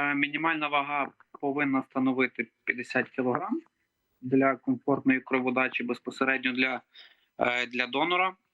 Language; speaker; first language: Ukrainian; native; Ukrainian